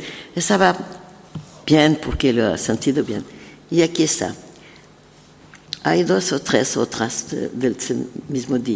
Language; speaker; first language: Spanish; non-native, learner; French